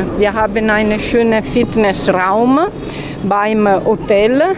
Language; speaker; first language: German; non-native, learner; Italian